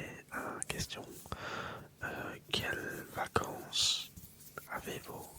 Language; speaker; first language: French; early bilingual, other home language; Dutch